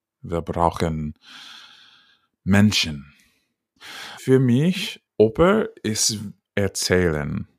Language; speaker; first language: German; non-native, learner; English